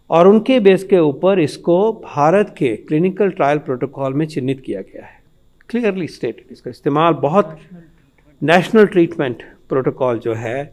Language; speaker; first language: Hindi; native; Hindi